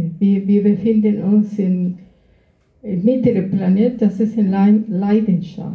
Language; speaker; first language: German; non-native, fluent; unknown